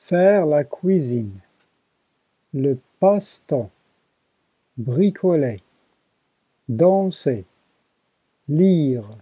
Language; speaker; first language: French; non-native, learner; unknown